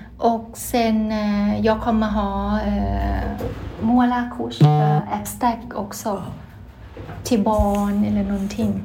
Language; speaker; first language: Swedish; non-native, learner; Thai